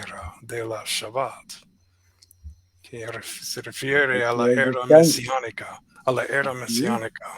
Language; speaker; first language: Spanish; non-native, fluent; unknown